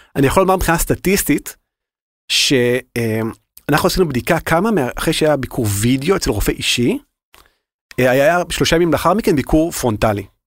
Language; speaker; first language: Hebrew; native; Hebrew